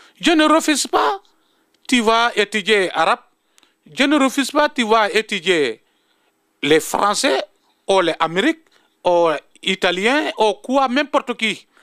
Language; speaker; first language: French; non-native, local second language; Fula